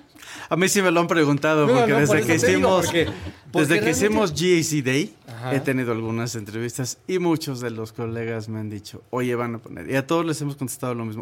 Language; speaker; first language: Spanish; native; Spanish